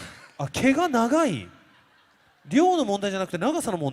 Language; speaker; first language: Japanese; native; Japanese